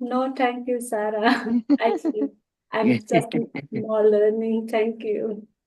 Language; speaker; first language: English; non-native, learner; Thai